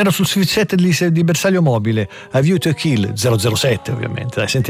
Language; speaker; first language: Italian; native; Italian